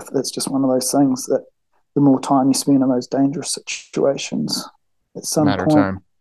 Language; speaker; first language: English; native; English